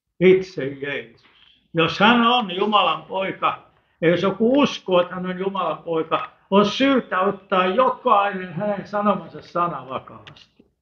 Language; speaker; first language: Finnish; native; Finnish